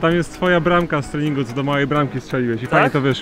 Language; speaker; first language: Polish; native; Polish